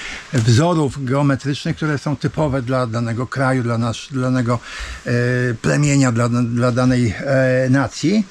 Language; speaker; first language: Polish; native; Polish